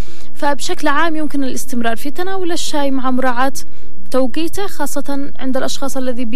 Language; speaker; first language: Arabic; native; Arabic